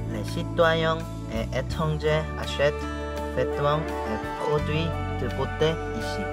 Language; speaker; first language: French; non-native, learner; Korean